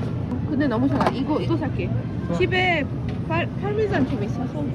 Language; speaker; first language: Korean; non-native, learner; Italian